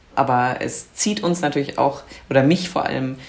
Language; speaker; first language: German; native; German